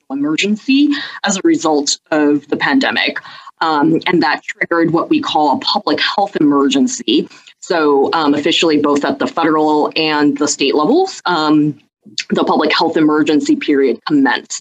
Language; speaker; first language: English; early bilingual, other home language; Cantonese